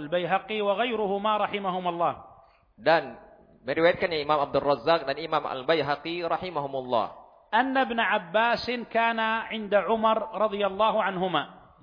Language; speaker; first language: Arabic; non-native, fluent; Indonesian